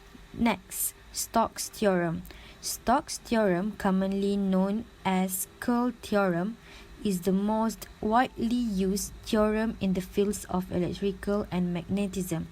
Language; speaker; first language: English; non-native, local second language; Malay